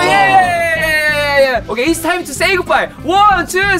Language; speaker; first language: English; non-native, learner; Korean